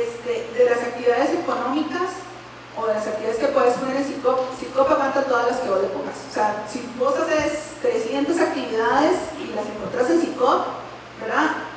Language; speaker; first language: Spanish; native; Spanish